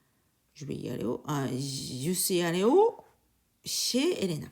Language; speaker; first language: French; non-native, learner; Japanese